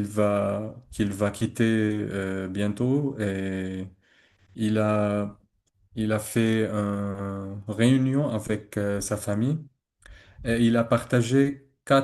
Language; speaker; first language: French; non-native, learner; Arabic